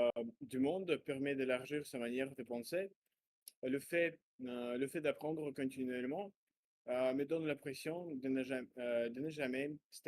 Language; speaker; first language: French; non-native, learner; Russian